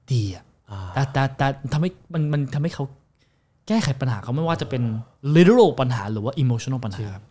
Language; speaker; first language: Thai; non-native, fluent; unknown